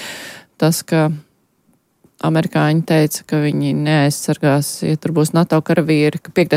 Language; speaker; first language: Latvian; native; Latvian